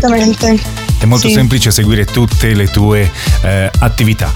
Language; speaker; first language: Italian; native; Italian